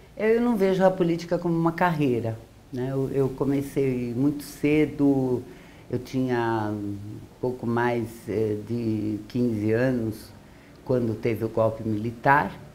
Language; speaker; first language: Portuguese; early bilingual, other home language; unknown